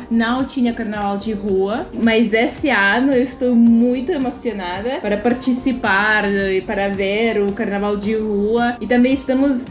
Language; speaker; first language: Portuguese; non-native, fluent; Russian